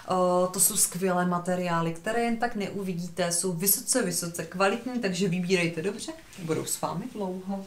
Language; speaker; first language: Czech; native; Czech